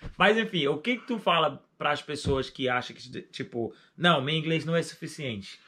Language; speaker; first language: Portuguese; non-native, fluent; English